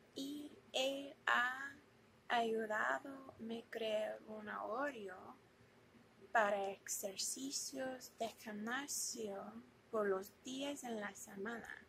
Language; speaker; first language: Spanish; non-native, learner; English